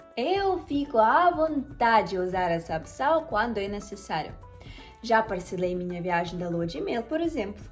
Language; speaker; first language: Portuguese; non-native, fluent; Russian